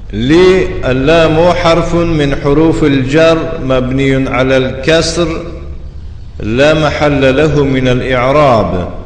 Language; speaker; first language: Arabic; non-native, fluent; Tajik